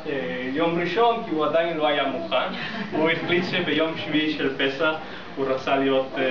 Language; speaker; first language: Hebrew; non-native, fluent; English